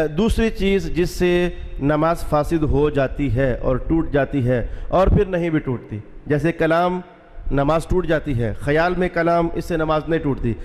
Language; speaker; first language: Urdu; non-native, local second language; Punjabi